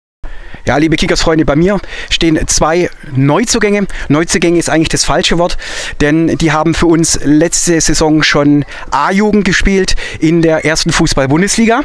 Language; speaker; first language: German; native; German